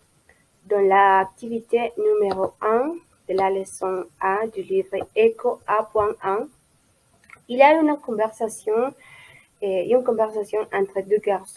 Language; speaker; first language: French; non-native, learner; Spanish